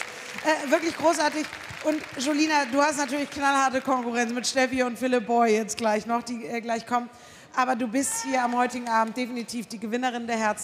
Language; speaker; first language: German; native; German